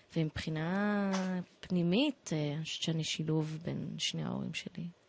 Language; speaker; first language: Hebrew; early bilingual, other home language; Russian